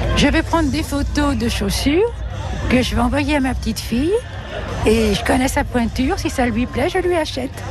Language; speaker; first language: French; native; French